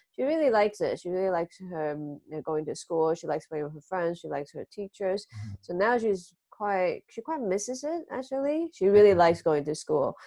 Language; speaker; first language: English; early bilingual, other home language; Chinese